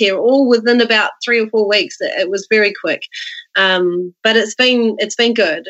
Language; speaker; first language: English; native; English